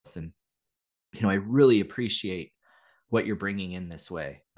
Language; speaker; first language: English; native; English